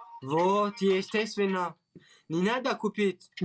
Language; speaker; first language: Russian; non-native, learner; Tajik